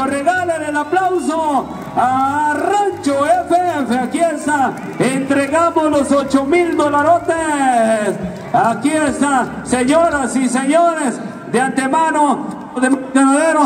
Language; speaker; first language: Spanish; native; Spanish